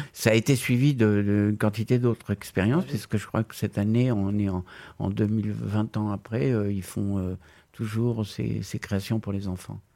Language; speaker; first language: French; non-native, fluent; Spanish